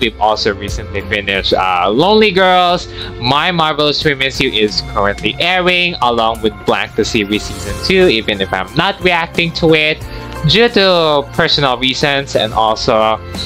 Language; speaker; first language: English; non-native, local second language; Filipino